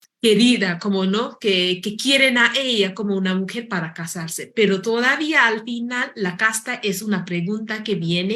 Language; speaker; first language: Spanish; non-native, fluent; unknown